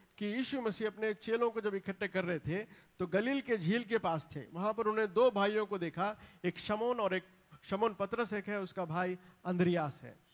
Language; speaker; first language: Hindi; non-native, local second language; Telugu